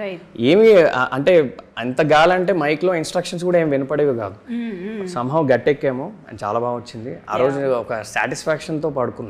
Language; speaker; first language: Telugu; native; Telugu